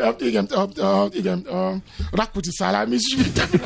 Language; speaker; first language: Hungarian; non-native, learner; Yoruba